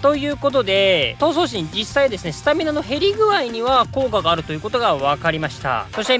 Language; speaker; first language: Japanese; native; Japanese